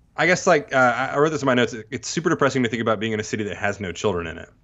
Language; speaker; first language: English; native; English